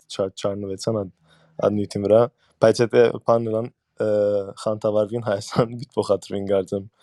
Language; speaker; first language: Armenian; early bilingual, heritage; Armenian